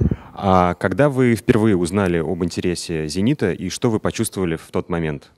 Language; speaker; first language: Russian; native; Russian